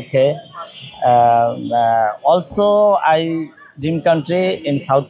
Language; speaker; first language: English; non-native, learner; Bangla